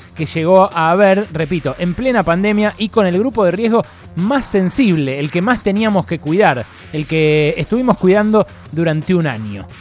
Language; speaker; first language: Spanish; native; Spanish